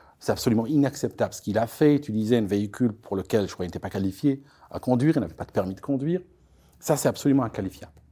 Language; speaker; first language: French; non-native, local second language; Arabic